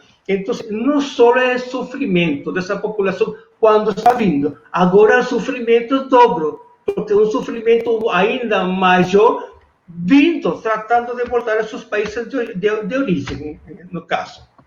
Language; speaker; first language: Portuguese; non-native, fluent; Spanish